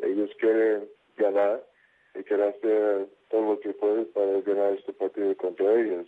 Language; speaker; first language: Spanish; non-native, fluent; English